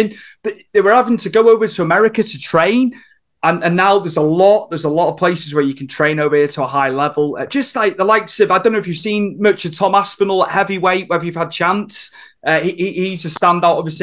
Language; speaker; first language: English; native; English